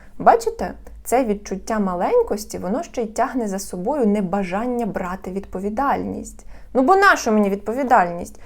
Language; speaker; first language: Ukrainian; non-native, local second language; Russian